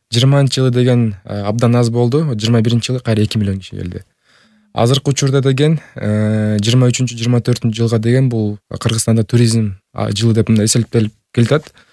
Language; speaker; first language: Kyrgyz; native; Kyrgyz